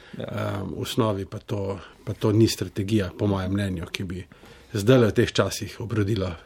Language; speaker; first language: Slovenian; native; Slovenian